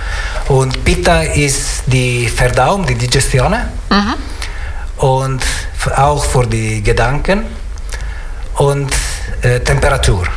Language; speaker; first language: German; non-native, learner; Italian